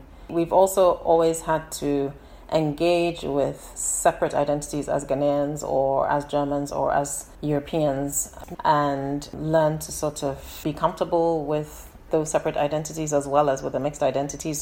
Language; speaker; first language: English; native; English